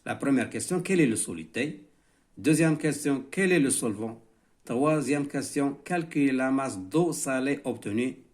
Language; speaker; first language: French; non-native, local second language; Arabic